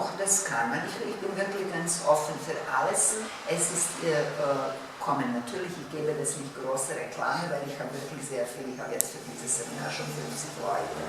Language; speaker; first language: German; non-native, fluent; Bosnian